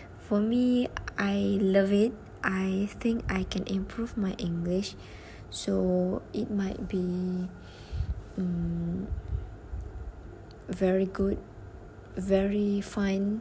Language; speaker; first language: English; non-native, learner; Malay